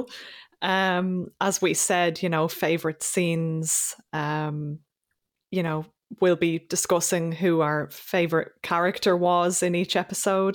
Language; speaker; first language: English; native; English